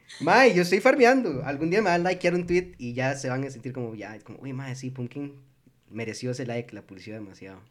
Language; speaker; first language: Spanish; early bilingual, heritage; English